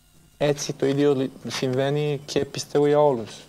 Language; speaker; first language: Greek; non-native, fluent; Serbian